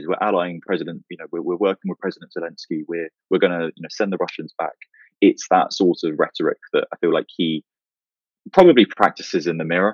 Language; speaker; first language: English; native; English